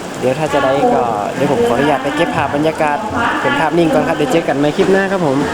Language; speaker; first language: Thai; native; Thai